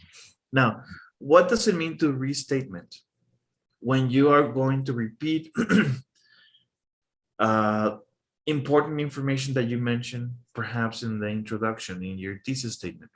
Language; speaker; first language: English; non-native, fluent; Spanish